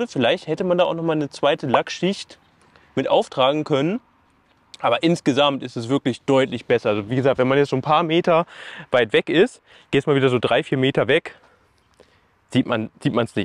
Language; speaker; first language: German; native; German